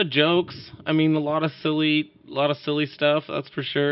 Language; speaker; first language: English; native; English